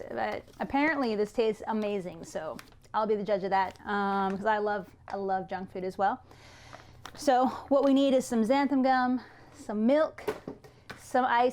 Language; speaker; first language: English; native; English